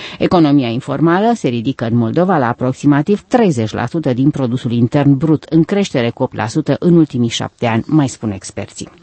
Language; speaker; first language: Romanian; native; Romanian